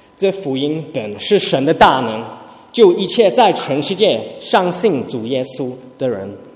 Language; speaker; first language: Chinese; early bilingual, heritage; Chinese